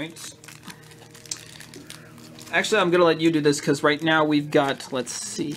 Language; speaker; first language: English; native; English